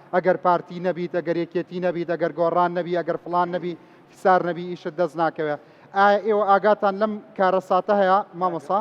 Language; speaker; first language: Central Kurdish; native; Central Kurdish